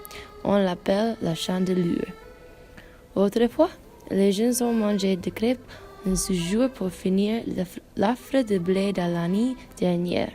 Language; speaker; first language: French; non-native, learner; English